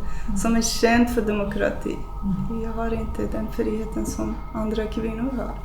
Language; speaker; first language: Swedish; non-native, fluent; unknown